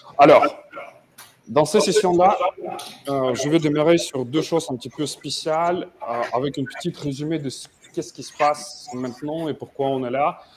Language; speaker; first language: French; non-native, fluent; Russian